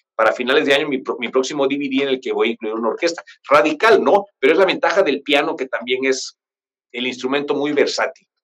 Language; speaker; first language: Spanish; native; Spanish